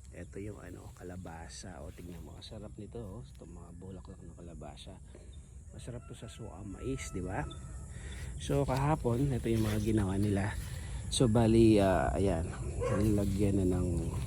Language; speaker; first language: Filipino; non-native, local second language; Pampanga